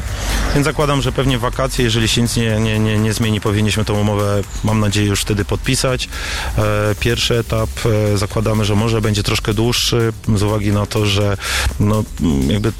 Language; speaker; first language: Polish; native; Polish